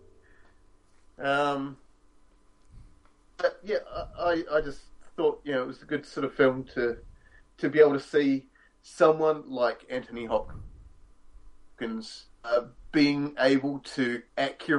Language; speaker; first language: English; native; English